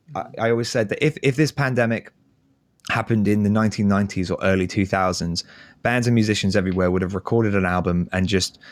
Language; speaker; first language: English; native; English